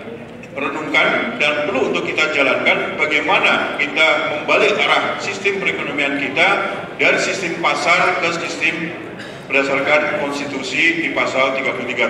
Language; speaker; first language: Indonesian; native; Indonesian